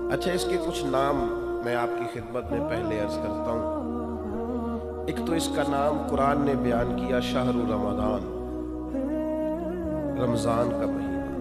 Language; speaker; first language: Urdu; native; Urdu